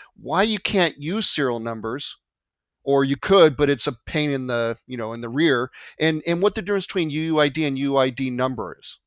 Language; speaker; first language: English; native; English